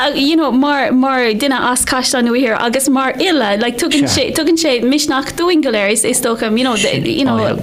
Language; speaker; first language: Irish; non-native, local second language; English